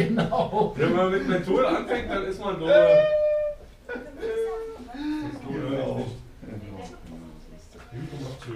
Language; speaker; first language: German; native; German